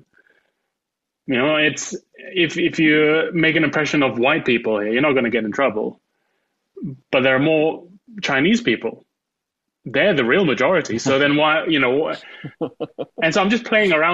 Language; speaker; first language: English; native; English